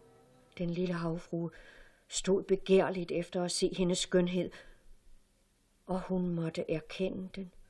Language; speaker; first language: Danish; native; Danish